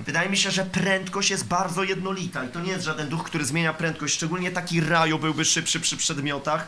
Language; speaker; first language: Polish; native; Polish